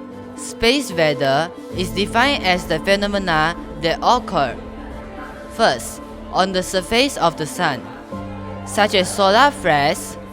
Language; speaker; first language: English; non-native, local second language; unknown